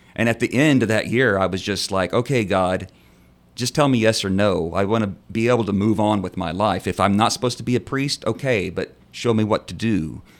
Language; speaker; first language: English; native; English